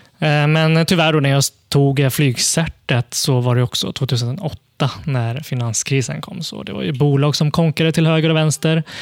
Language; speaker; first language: Swedish; early bilingual, other home language; Cantonese